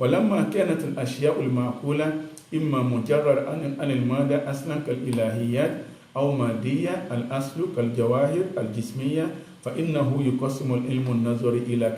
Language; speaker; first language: Arabic; non-native, fluent; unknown